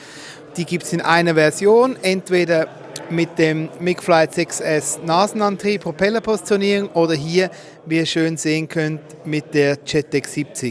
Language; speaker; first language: German; native; German